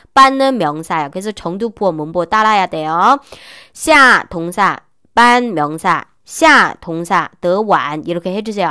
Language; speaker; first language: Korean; non-native, learner; Chinese